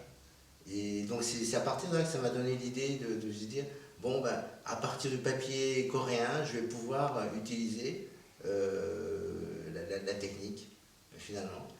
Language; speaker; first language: French; early bilingual, other home language; Korean